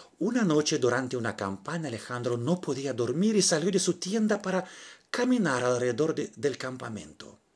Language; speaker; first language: Spanish; non-native, fluent; Romanian